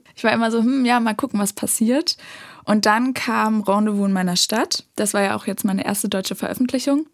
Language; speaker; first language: German; native; German